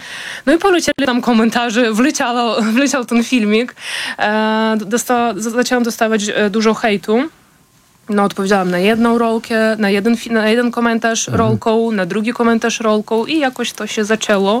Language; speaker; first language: Polish; non-native, fluent; Ukrainian